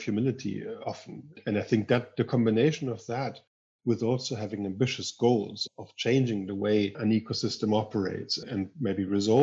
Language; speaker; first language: English; non-native, fluent; German